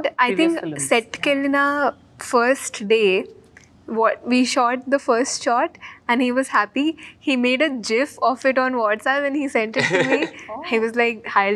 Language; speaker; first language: Telugu; non-native, fluent; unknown